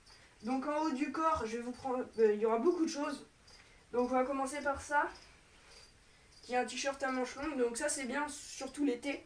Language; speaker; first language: French; native; French